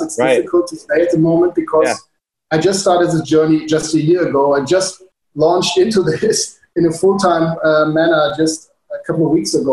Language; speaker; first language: English; non-native, fluent; German